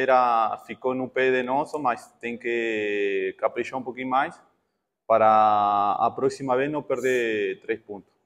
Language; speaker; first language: Portuguese; non-native, fluent; Spanish